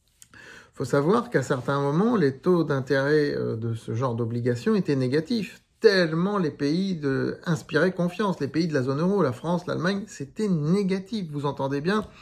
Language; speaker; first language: French; native; French